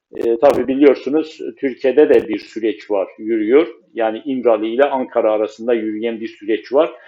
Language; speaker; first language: Turkish; non-native, local second language; Kurdish